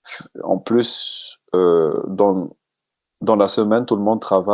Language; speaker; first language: French; non-native, local second language; Malagasy